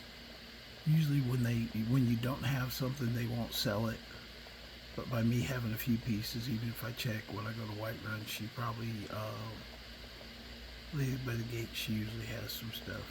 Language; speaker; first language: English; native; English